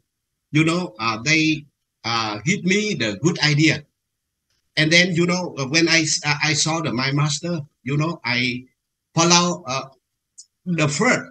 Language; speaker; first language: English; non-native, learner; Vietnamese